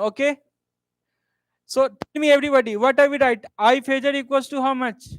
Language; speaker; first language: English; non-native, local second language; Hindi